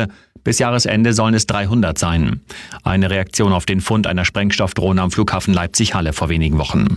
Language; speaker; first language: German; native; German